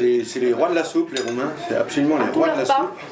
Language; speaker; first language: French; native; French